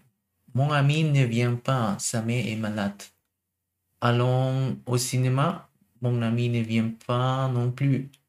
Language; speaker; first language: French; non-native, learner; German